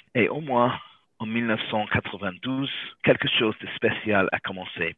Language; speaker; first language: French; non-native, learner; English